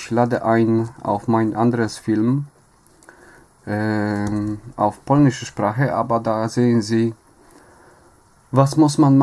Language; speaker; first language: German; non-native, learner; Polish